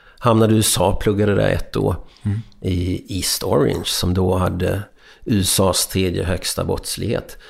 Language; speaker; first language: Swedish; early bilingual, other home language; Hungarian